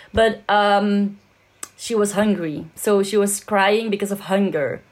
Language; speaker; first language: English; non-native, fluent; Dutch